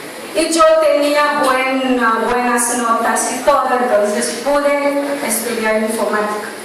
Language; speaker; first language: Spanish; non-native, learner; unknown